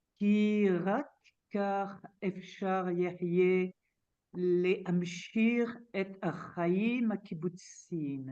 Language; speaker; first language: Hebrew; non-native, learner; French